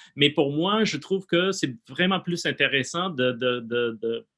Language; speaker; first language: French; non-native, fluent; English